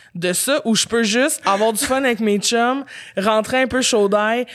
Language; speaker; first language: French; native; French